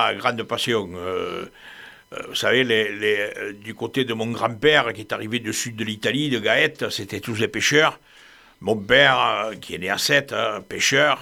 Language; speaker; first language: French; native; French